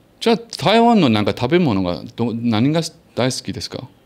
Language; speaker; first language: Japanese; non-native, learner; Chinese